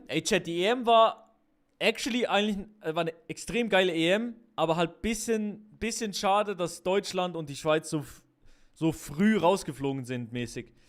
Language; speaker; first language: German; native; German